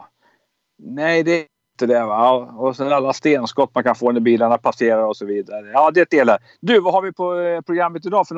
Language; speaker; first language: Swedish; native; Swedish